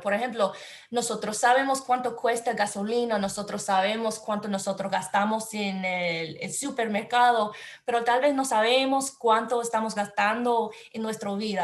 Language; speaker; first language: Spanish; non-native, learner; English